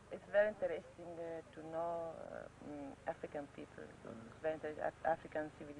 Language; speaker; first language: English; non-native, learner; French